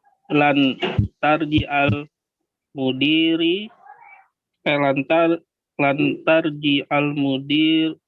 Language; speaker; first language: Arabic; non-native, learner; Indonesian